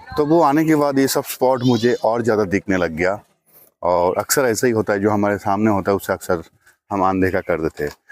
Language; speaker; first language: Hindi; non-native, local second language; Bangla